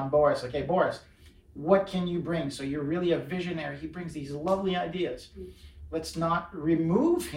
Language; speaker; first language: English; native; English